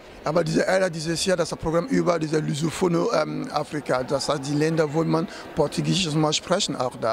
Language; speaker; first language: German; non-native, fluent; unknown